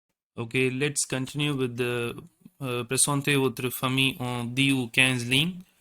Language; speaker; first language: French; non-native, learner; Tamil